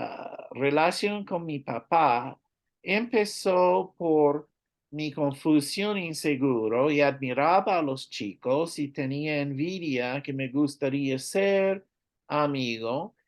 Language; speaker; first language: Spanish; non-native, learner; English